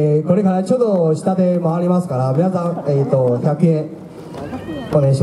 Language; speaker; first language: Japanese; non-native, fluent; Chinese